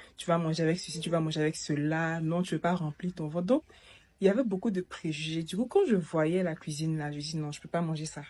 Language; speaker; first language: French; native; French